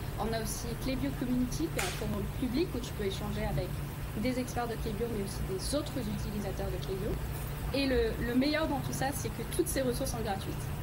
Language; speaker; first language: French; non-native, fluent; Vietnamese